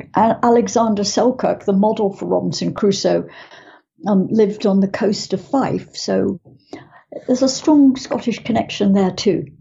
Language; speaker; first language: English; native; English